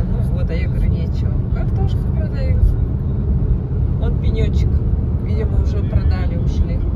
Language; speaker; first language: Russian; native; Russian